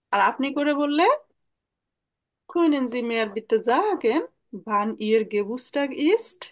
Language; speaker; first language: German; non-native, learner; Bangla